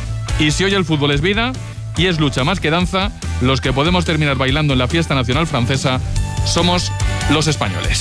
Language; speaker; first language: Spanish; native; Spanish